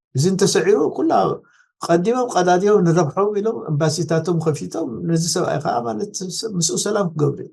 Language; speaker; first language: Tigrinya; non-native, local second language; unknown